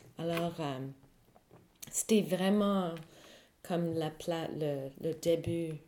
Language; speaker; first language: French; non-native, fluent; English